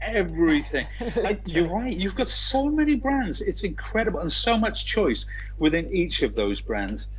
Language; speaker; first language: English; native; English